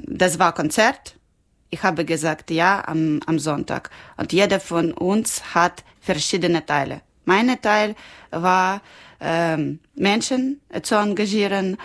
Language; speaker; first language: German; non-native, learner; Ukrainian